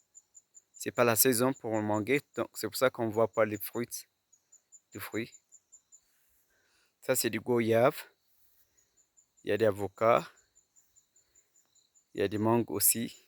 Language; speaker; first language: French; non-native, fluent; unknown